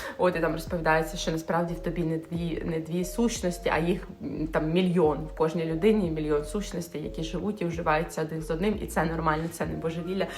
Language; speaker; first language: Ukrainian; native; Ukrainian